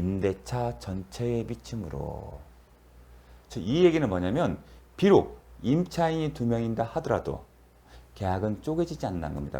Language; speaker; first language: Korean; native; Korean